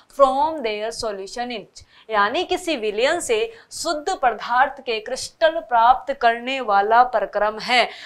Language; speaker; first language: Hindi; native; Hindi